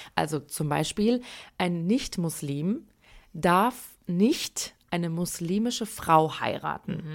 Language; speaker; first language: German; early bilingual, other home language; Persian